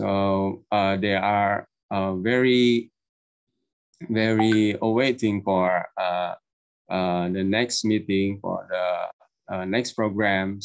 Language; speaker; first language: English; non-native, learner; Indonesian